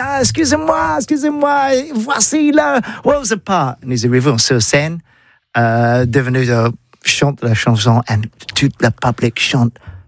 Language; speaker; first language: French; non-native, learner; English